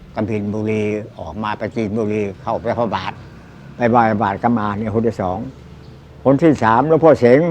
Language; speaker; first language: Thai; native; Thai